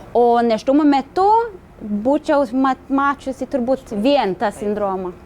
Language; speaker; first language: Lithuanian; non-native, fluent; Swedish